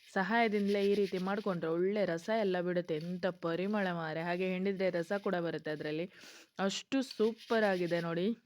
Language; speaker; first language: Kannada; non-native, local second language; Konkani